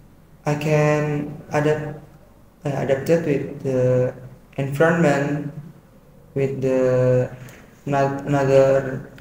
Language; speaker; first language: English; non-native, learner; Indonesian